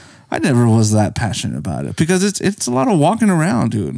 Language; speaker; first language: English; native; English